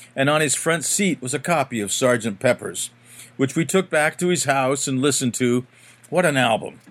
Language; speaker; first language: English; native; English